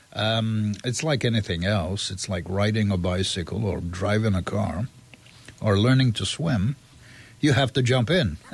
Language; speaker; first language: English; early bilingual, other home language; French